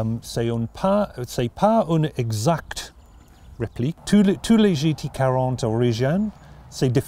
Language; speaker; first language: French; non-native, learner; English